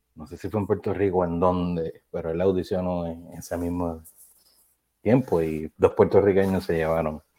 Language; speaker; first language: Spanish; native; Spanish